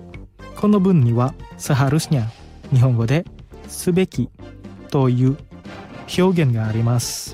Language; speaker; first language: Japanese; non-native, fluent; Indonesian